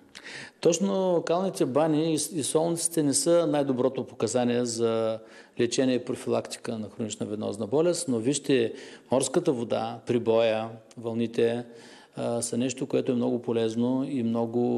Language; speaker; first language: Bulgarian; native; Bulgarian